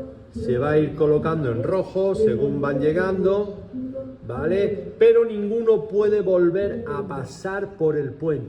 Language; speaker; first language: Spanish; native; Spanish